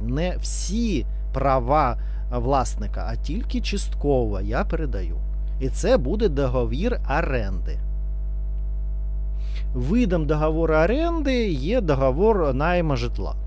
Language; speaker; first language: Ukrainian; non-native, learner; Russian